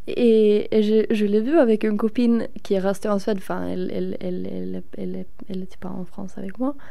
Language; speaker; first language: French; non-native, fluent; Swedish